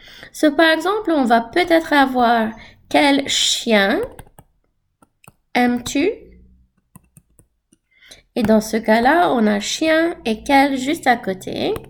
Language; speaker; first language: French; non-native, fluent; English